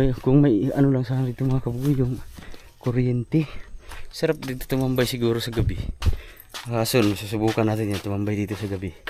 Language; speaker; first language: Filipino; non-native, local second language; Cebuano